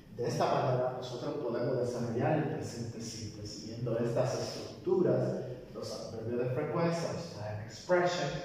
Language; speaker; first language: Spanish; native; Spanish